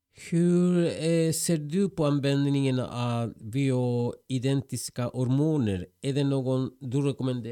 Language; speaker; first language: Swedish; non-native, fluent; Spanish